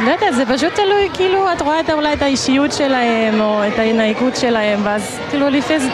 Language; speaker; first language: Hebrew; non-native, fluent; Danish